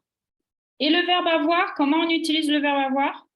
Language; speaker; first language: French; native; French